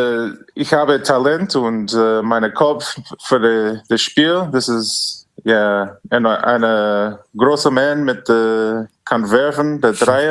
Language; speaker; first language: German; non-native, learner; English